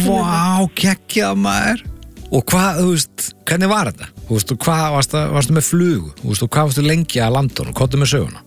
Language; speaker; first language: Icelandic; native; Icelandic